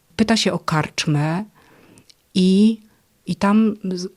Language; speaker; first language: Polish; native; Polish